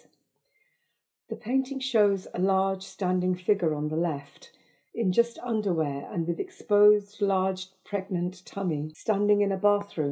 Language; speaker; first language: English; native; English